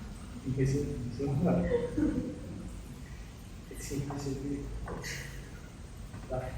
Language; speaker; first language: Chinese; non-native, learner; Indonesian